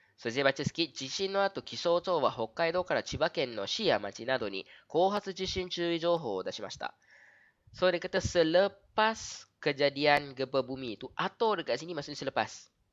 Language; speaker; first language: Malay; native; Malay